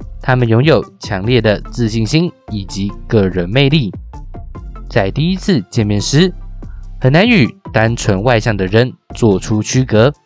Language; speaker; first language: Chinese; native; Chinese